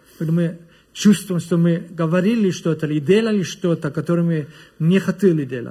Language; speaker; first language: Russian; non-native, learner; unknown